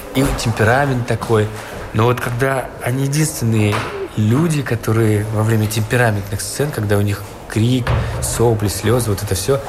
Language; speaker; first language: Russian; native; Russian